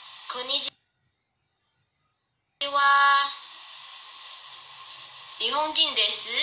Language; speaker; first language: Japanese; non-native, learner; Chinese